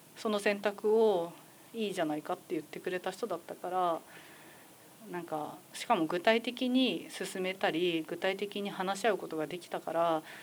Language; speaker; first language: Japanese; native; Japanese